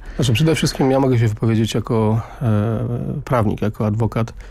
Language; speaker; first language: Polish; native; Polish